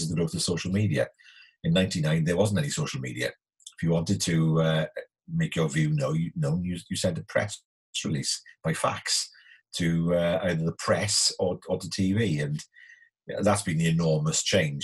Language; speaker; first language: English; native; English